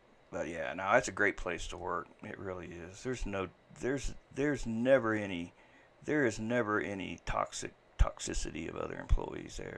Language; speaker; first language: English; native; English